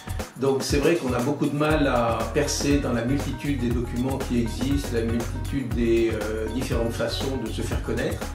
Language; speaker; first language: French; native; French